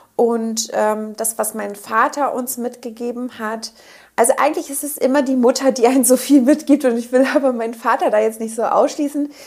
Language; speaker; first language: German; native; German